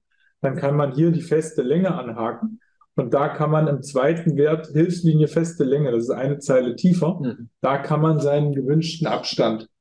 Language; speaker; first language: German; native; German